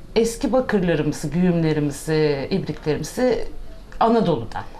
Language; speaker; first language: Turkish; native; Turkish